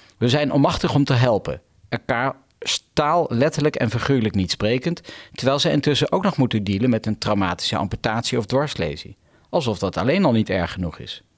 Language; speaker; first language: Dutch; native; Dutch